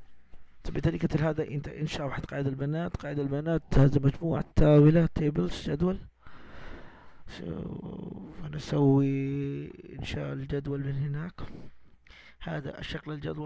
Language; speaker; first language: Arabic; non-native, learner; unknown